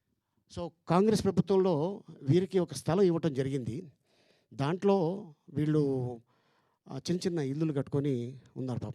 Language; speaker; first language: Telugu; native; Telugu